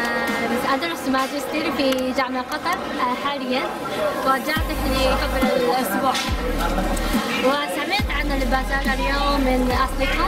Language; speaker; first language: Arabic; non-native, learner; Japanese